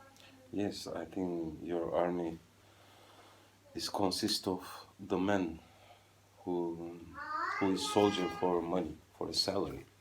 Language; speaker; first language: English; non-native, fluent; Turkish